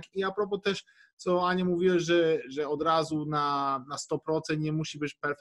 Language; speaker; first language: Polish; early bilingual, heritage; English